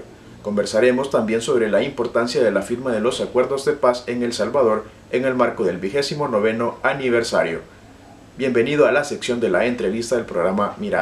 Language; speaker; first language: Spanish; native; Spanish